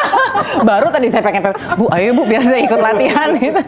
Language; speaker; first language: Indonesian; native; Indonesian